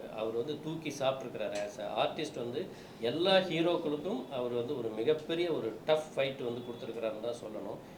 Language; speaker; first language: Tamil; native; Tamil